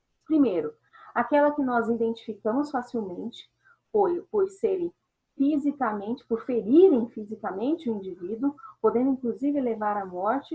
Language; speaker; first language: Portuguese; native; Portuguese